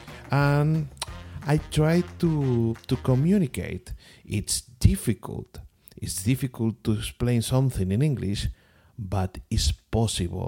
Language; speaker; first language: English; non-native, learner; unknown